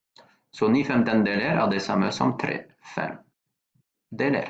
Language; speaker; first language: Norwegian; non-native, fluent; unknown